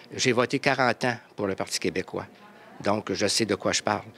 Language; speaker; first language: French; native; French